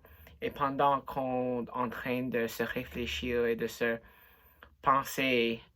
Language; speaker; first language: French; non-native, local second language; English